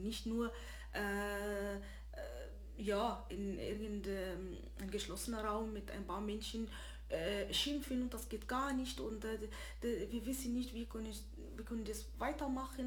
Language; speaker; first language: German; early bilingual, other home language; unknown